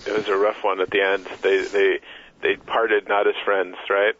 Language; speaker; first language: English; native; English